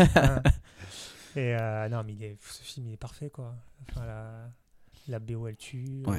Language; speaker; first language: French; native; French